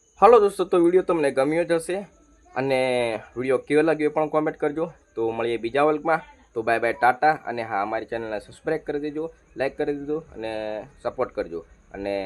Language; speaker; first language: Gujarati; non-native, local second language; Rathawi